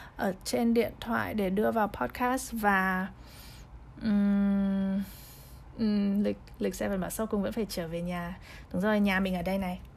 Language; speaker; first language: Vietnamese; early bilingual, heritage; Vietnamese